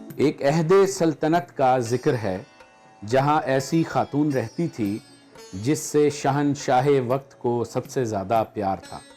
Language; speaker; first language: Urdu; native; Urdu